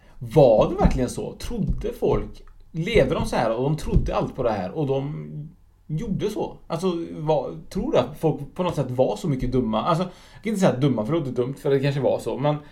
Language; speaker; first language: Swedish; native; Swedish